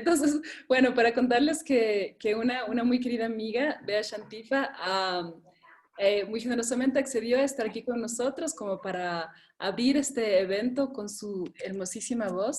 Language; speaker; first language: Spanish; native; Spanish